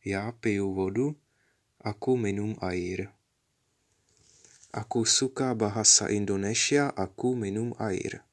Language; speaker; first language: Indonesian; non-native, learner; Czech